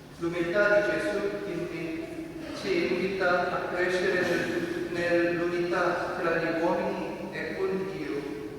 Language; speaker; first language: Italian; non-native, fluent; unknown